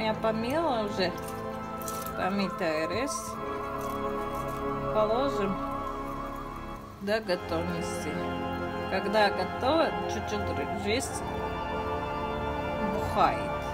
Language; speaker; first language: Russian; non-native, learner; Tajik